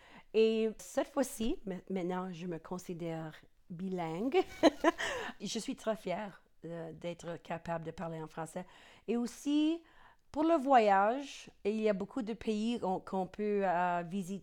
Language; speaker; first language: French; non-native, local second language; English